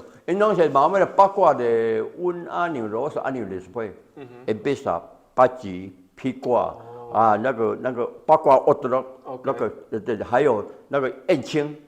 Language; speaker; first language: Spanish; non-native, learner; Chinese